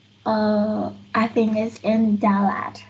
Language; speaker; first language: English; non-native, learner; Vietnamese